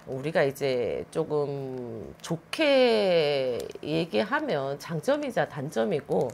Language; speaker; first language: Korean; native; Korean